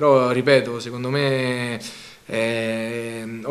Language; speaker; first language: Italian; native; Italian